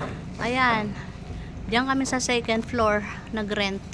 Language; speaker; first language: Filipino; native; Filipino